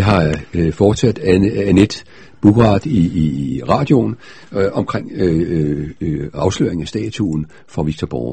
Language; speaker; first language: Danish; native; Danish